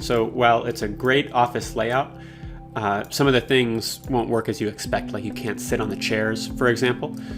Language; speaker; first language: English; native; English